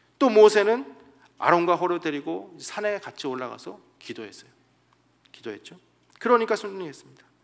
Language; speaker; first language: Korean; native; Korean